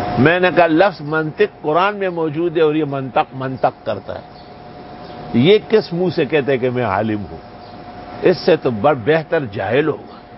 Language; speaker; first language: Urdu; non-native, local second language; Pashto